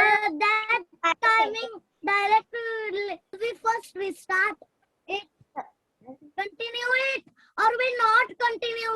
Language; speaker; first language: English; non-native, learner; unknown